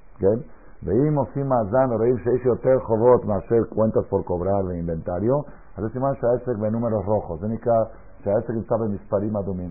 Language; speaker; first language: Hebrew; non-native, fluent; Spanish